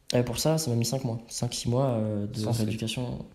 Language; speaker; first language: French; native; French